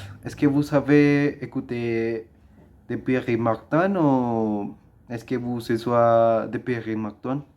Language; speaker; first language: French; non-native, learner; Spanish